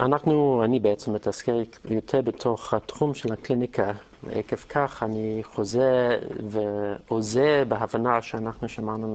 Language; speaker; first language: Hebrew; non-native, fluent; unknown